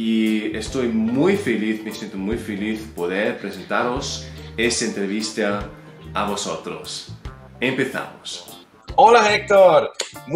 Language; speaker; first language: Spanish; non-native, learner; German